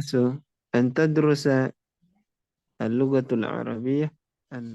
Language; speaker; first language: Arabic; non-native, learner; Indonesian